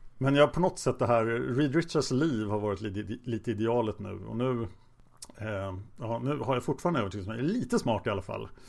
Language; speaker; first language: Swedish; native; Swedish